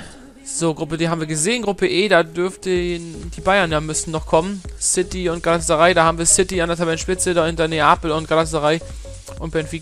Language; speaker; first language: German; native; German